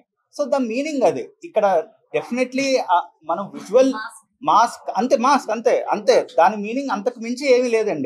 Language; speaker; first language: Telugu; native; Telugu